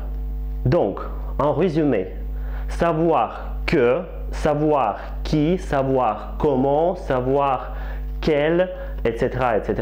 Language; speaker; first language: French; non-native, fluent; Russian